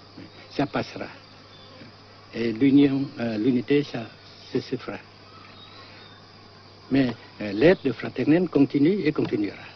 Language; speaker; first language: French; non-native, fluent; Vietnamese